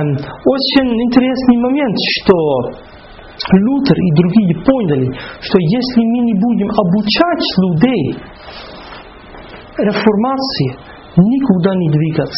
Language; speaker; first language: Russian; non-native, fluent; Dutch